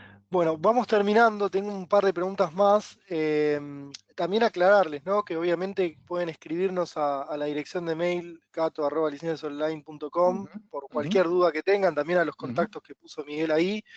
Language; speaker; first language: Spanish; native; Spanish